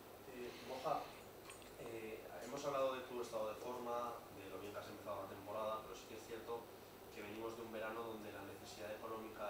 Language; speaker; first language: Spanish; native; Spanish